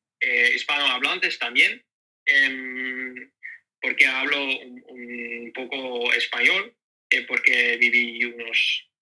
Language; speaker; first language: Spanish; non-native, learner; Dutch